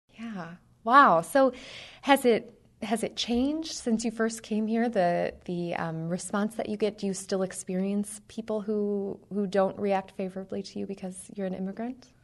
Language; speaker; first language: English; native; English